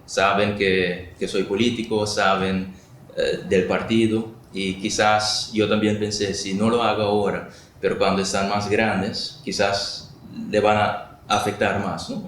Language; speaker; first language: Spanish; non-native, local second language; Papiamento